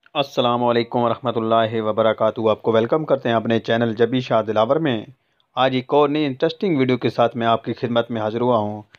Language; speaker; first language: Urdu; non-native, local second language; Punjabi